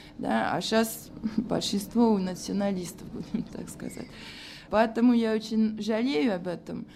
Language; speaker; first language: Russian; non-native, fluent; French